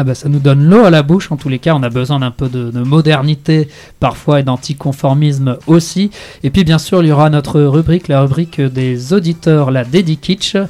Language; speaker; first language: French; native; French